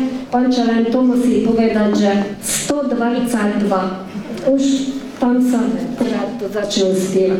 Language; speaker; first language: Slovak; early bilingual, heritage; Slovak